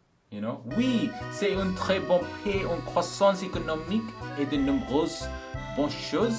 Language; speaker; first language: French; non-native, learner; English